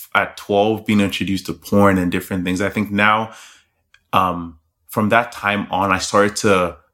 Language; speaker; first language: English; non-native, local second language; Yoruba